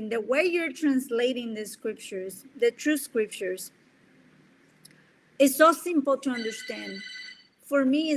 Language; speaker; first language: English; non-native, fluent; Spanish